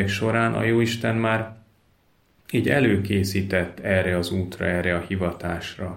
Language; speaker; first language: Hungarian; native; Hungarian